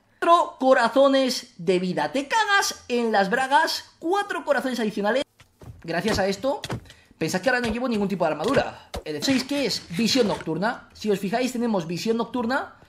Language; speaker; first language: Spanish; native; Spanish